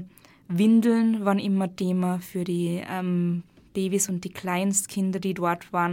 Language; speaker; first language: German; native; German